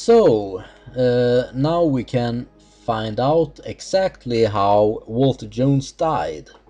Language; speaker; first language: English; non-native, fluent; Swedish